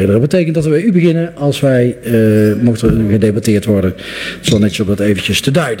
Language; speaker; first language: Dutch; native; Dutch